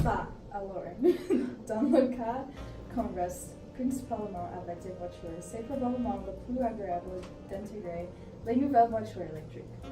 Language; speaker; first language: French; non-native, learner; English